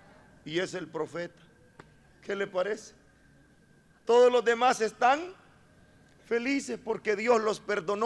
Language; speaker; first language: Spanish; native; Spanish